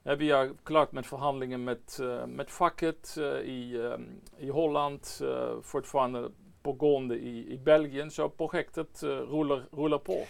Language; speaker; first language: Swedish; non-native, fluent; Dutch